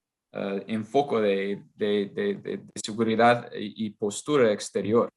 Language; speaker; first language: Spanish; non-native, fluent; English